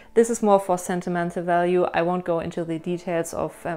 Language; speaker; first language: English; non-native, fluent; German